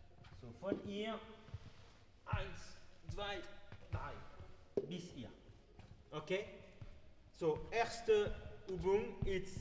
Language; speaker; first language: German; non-native, learner; French